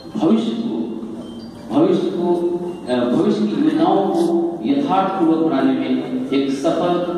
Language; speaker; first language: Hindi; native; Hindi